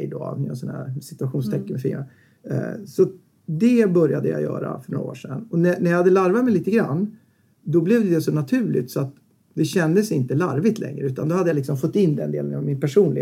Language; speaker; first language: Swedish; native; Swedish